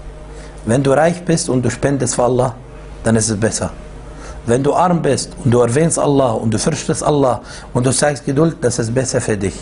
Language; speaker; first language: German; non-native, fluent; Arabic